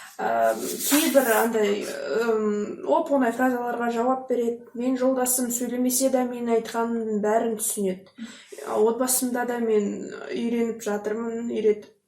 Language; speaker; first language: Kazakh; non-native, local second language; Russian